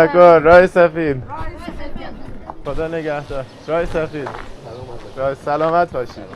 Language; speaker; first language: Persian; native; Persian